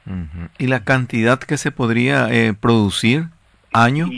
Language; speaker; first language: Spanish; native; Spanish